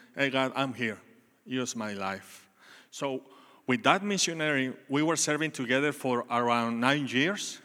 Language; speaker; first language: English; non-native, learner; Spanish